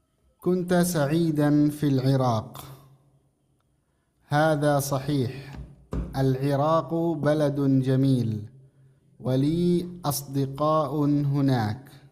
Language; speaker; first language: Arabic; non-native, fluent; Indonesian